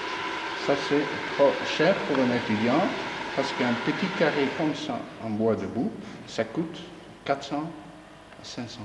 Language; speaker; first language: French; non-native, fluent; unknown